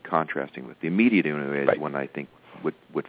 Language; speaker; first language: English; native; English